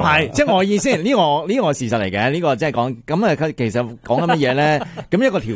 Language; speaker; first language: Cantonese; native; Cantonese